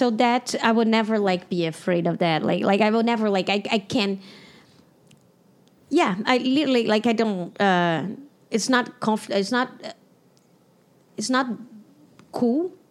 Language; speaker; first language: English; non-native, fluent; Portuguese